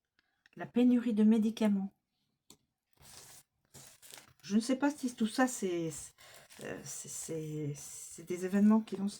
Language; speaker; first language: French; native; French